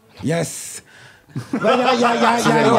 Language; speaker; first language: French; native; French